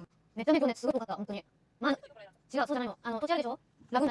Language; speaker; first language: Japanese; early bilingual, other home language; Filipino